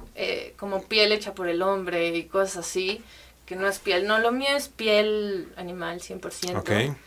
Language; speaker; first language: Spanish; native; Spanish